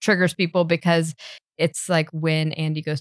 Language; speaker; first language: English; native; English